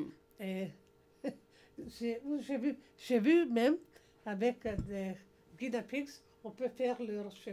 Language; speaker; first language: French; non-native, learner; English